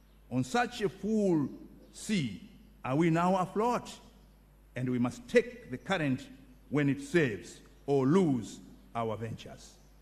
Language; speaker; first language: English; non-native, local second language; Swahili